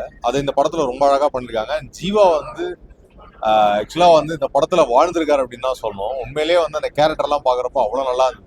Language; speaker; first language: Tamil; native; Tamil